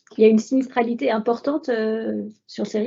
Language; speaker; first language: French; native; French